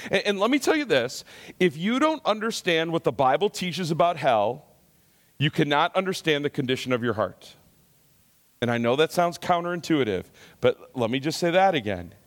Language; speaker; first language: English; native; English